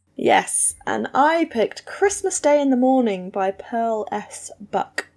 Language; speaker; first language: English; native; English